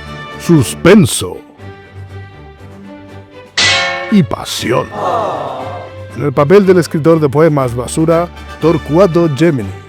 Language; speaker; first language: Spanish; native; Spanish